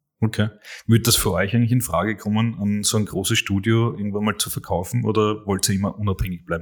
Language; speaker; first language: German; native; German